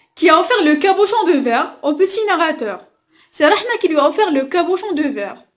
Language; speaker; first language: French; non-native, local second language; Arabic